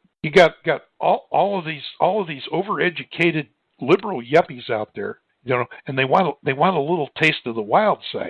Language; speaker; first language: English; native; English